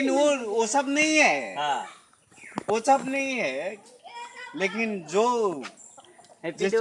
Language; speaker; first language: Hindi; non-native, local second language; Assamese